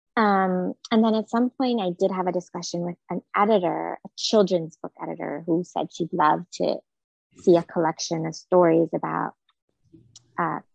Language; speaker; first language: English; non-native, fluent; Hebrew